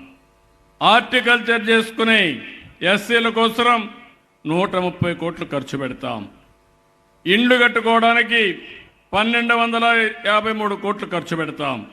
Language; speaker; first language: Telugu; native; Telugu